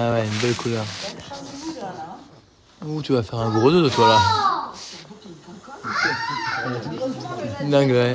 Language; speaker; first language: French; native; French